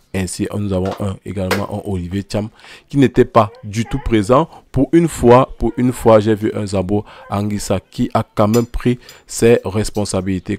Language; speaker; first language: French; native; French